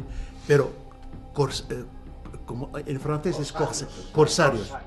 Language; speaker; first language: Spanish; non-native, fluent; Arabic